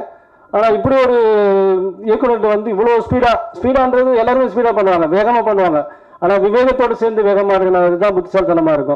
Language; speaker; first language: Tamil; native; Tamil